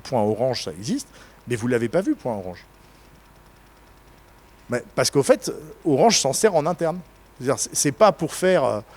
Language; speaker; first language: French; native; French